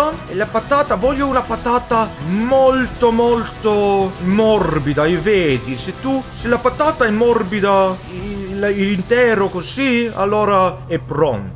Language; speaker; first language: Italian; non-native, learner; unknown